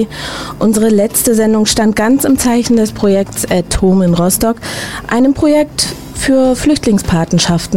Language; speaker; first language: German; native; German